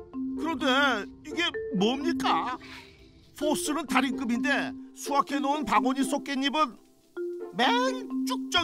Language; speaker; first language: Korean; native; Korean